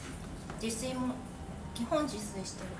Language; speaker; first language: Japanese; native; Japanese